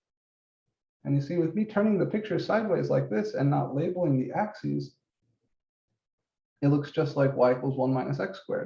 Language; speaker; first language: English; native; English